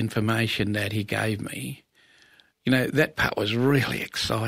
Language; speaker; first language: English; native; English